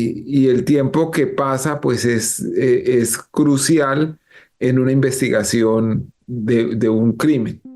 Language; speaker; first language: Spanish; native; Spanish